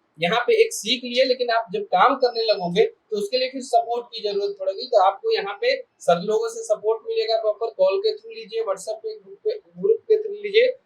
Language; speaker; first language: Hindi; native; Hindi